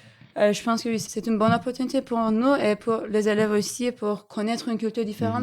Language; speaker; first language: French; non-native, fluent; Turkish